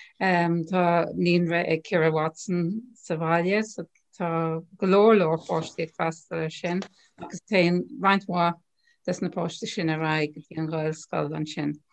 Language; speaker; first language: Irish; non-native, local second language; English